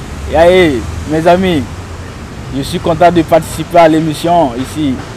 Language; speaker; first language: Portuguese; non-native, fluent; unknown